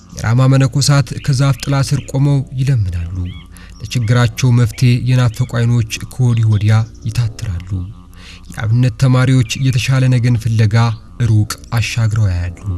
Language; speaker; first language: Amharic; native; Amharic